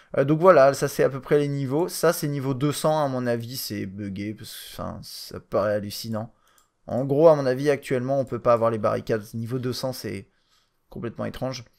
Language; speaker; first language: French; native; French